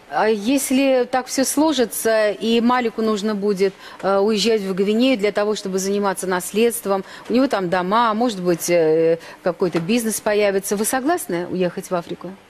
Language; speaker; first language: Russian; native; Russian